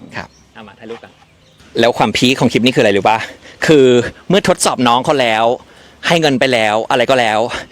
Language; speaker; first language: Thai; non-native, fluent; English